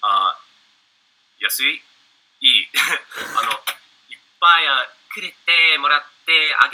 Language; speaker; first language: Japanese; non-native, learner; English